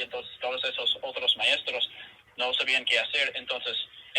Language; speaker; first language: Spanish; non-native, fluent; English